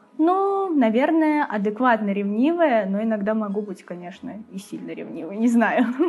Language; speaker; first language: Russian; native; Russian